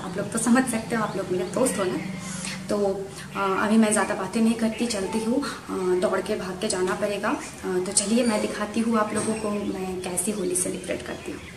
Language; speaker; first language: Hindi; non-native, local second language; Bangla